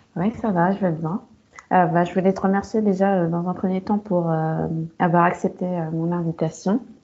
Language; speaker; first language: French; native; French